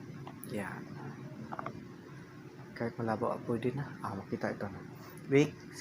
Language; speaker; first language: Filipino; non-native, local second language; Cebuano